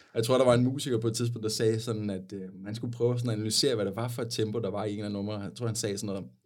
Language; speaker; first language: Danish; native; Danish